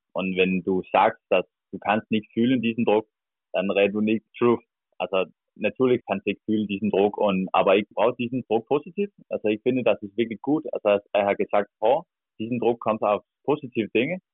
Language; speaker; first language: German; non-native, learner; Danish